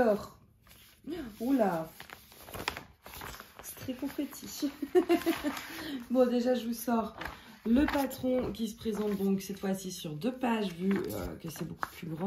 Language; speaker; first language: French; native; French